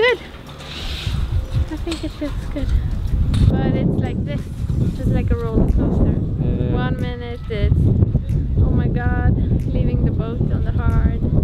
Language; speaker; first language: English; non-native, fluent; Swedish